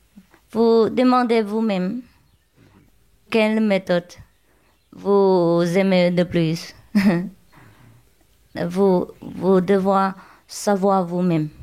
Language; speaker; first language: French; non-native, learner; Chinese